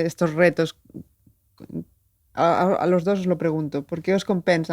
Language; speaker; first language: Spanish; native; Spanish